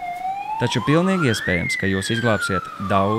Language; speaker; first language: Latvian; native; Latvian